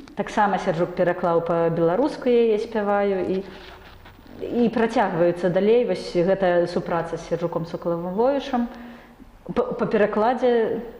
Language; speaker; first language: Belarusian; non-native, local second language; Russian